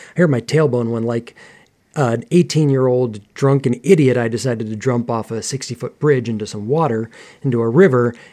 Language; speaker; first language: English; native; English